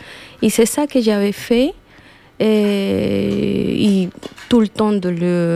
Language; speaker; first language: French; non-native, fluent; Spanish